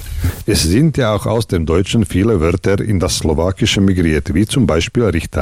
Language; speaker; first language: German; non-native, fluent; Slovak